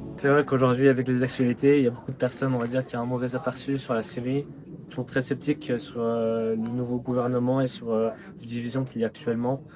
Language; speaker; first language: French; native; French